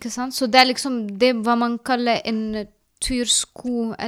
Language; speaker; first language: Norwegian; non-native, learner; Arabic